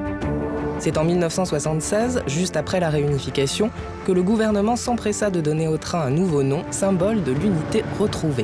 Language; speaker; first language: French; native; French